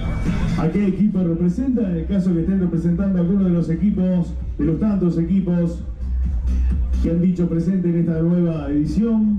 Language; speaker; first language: Spanish; native; Spanish